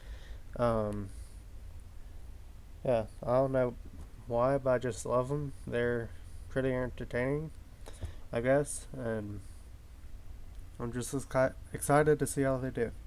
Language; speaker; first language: English; native; English